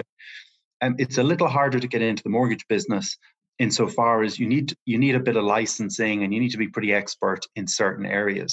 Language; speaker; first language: English; native; English